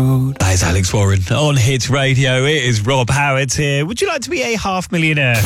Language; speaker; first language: English; native; English